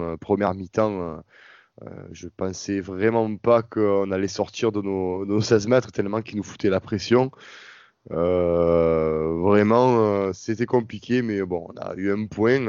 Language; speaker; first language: French; native; French